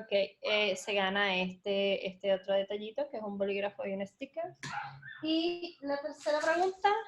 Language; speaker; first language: Spanish; native; Spanish